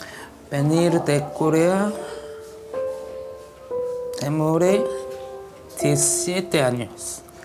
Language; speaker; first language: Spanish; non-native, learner; Korean